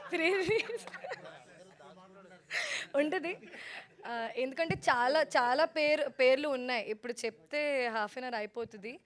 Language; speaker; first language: Telugu; non-native, fluent; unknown